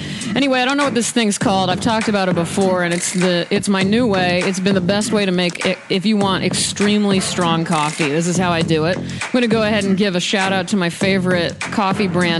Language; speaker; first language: English; native; English